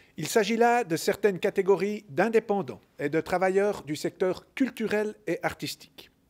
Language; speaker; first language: French; native; French